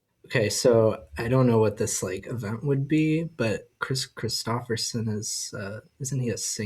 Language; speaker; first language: English; native; English